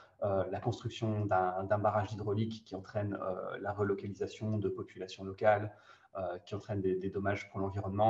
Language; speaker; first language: French; native; French